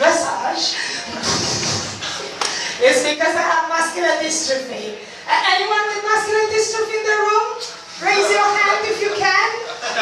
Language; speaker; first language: English; non-native, fluent; Italian